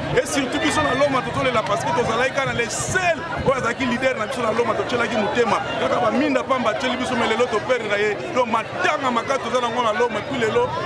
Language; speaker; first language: Lingala; non-native, local second language; Kongo